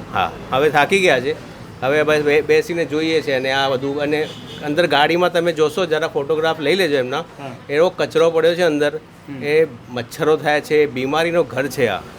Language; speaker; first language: Gujarati; native; Gujarati